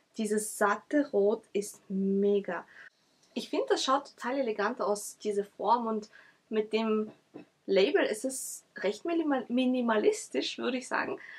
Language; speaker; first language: German; early bilingual, other home language; Russian